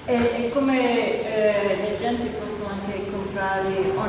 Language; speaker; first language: Italian; non-native, learner; English